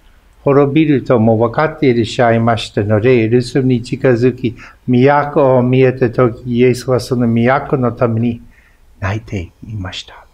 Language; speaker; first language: Japanese; non-native, fluent; English